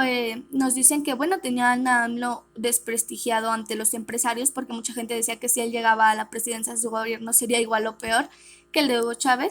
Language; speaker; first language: Spanish; native; Spanish